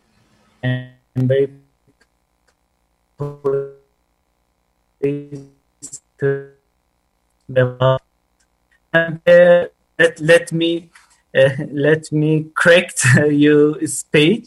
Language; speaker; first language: English; non-native, fluent; Persian